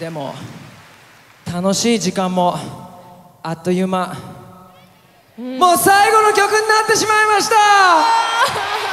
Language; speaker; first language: Japanese; early bilingual, heritage; Japanese